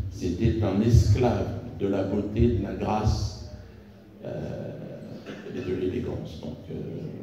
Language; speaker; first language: French; native; French